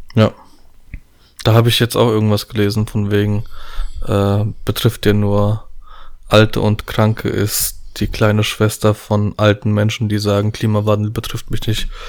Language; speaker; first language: German; early bilingual, other home language; Polish